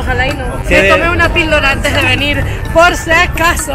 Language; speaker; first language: Spanish; non-native, fluent; French